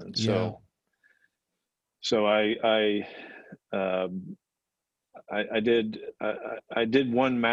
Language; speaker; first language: English; native; English